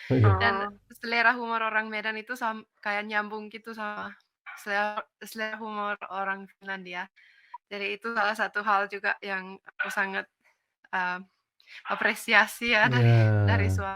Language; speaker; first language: Indonesian; non-native, fluent; Finnish